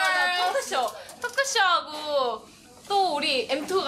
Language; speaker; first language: Korean; native; Korean